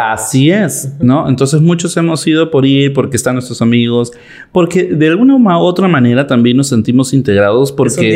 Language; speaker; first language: Spanish; native; Spanish